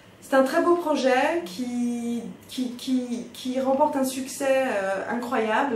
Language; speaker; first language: French; native; French